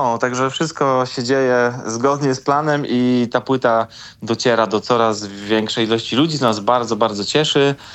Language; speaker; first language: Polish; native; Polish